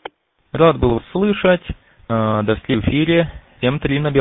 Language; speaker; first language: Russian; native; Russian